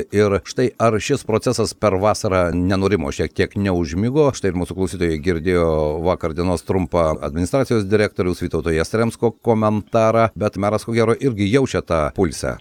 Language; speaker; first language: Lithuanian; native; Lithuanian